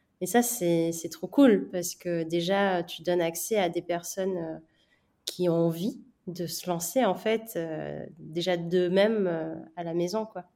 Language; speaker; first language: French; native; French